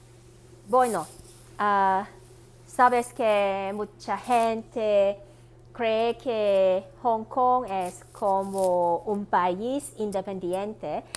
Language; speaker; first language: Spanish; non-native, learner; Cantonese